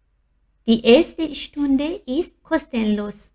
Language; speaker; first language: German; non-native, fluent; Persian